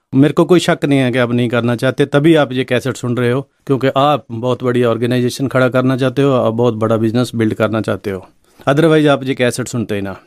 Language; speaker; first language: Hindi; non-native, local second language; Punjabi